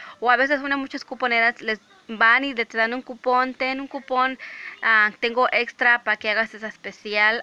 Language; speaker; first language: Spanish; early bilingual, heritage; English